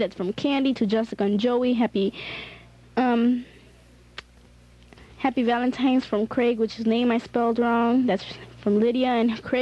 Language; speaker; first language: English; native; English